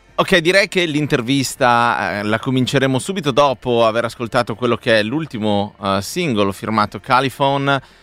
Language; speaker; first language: Italian; native; Italian